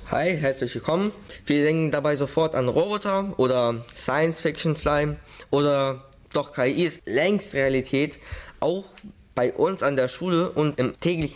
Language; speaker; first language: German; early bilingual, other home language; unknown